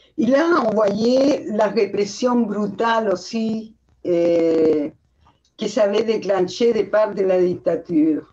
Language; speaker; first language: French; non-native, fluent; Spanish